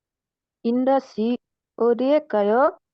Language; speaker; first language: Korean; non-native, learner; Indonesian